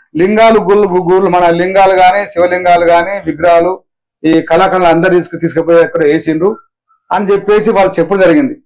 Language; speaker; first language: Telugu; non-native, local second language; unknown